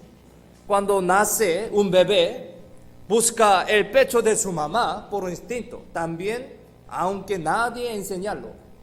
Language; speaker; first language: Spanish; non-native, fluent; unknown